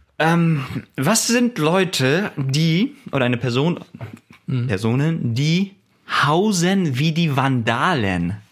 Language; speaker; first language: German; early bilingual, other home language; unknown